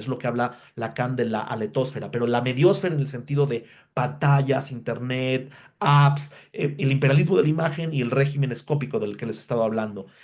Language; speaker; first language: Spanish; native; Spanish